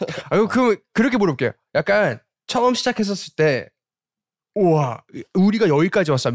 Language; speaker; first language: Korean; early bilingual, heritage; Korean